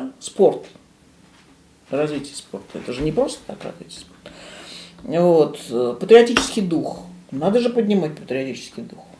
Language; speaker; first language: Russian; native; Russian